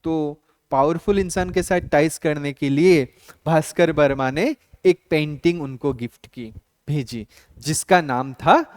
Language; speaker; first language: Hindi; non-native, local second language; Assamese